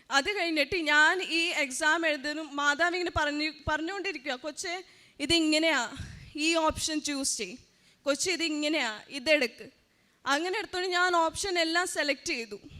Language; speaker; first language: Malayalam; early bilingual, heritage; Malayalam